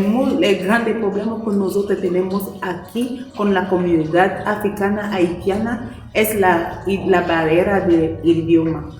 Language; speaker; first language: Spanish; non-native, learner; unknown